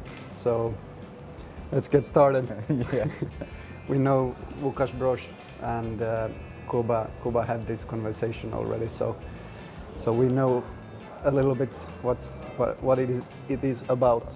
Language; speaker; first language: English; non-native, fluent; Finnish